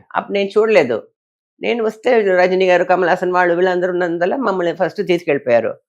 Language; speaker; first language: Telugu; native; Telugu